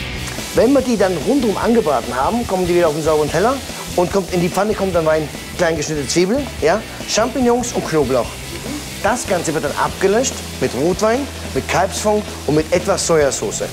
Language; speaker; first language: German; native; German